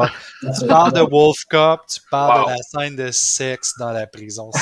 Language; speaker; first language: French; native; French